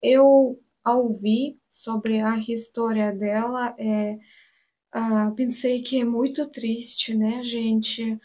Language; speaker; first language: Portuguese; non-native, learner; Russian